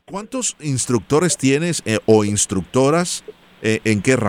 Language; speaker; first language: Spanish; native; Spanish